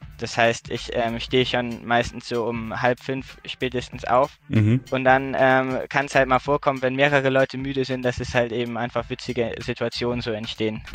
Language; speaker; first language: German; native; German